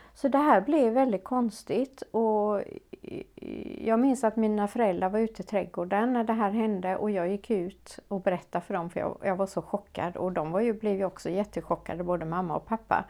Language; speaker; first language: Swedish; native; Swedish